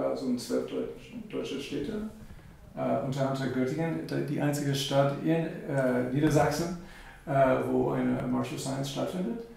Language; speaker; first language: German; non-native, fluent; English